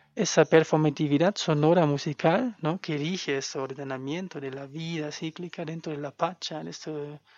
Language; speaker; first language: Spanish; non-native, fluent; German